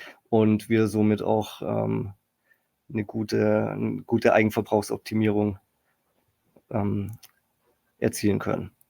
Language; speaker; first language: German; native; German